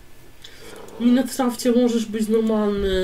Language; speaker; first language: Polish; native; Polish